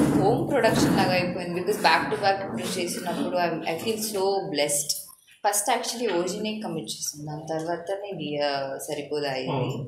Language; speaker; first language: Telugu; non-native, learner; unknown